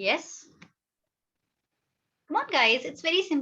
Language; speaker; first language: English; non-native, fluent; Hindi